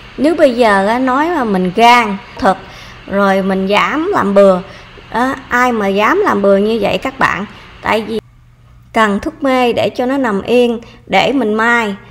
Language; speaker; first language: Vietnamese; early bilingual, heritage; Vietnamese